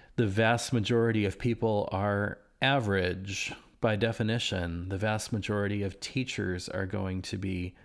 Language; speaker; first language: English; native; English